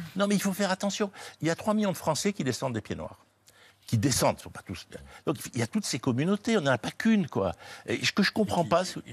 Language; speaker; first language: French; native; French